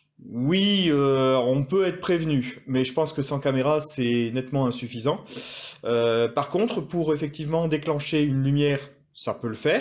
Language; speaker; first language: French; native; French